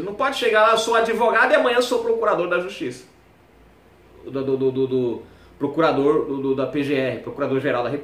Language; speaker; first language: Portuguese; native; Portuguese